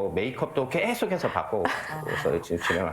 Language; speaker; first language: Korean; native; Korean